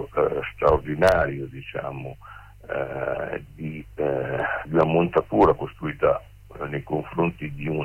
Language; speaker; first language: Italian; native; Italian